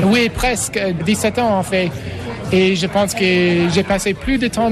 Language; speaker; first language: French; non-native, fluent; English